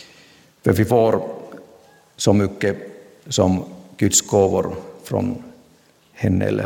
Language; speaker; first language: Swedish; non-native, local second language; Finnish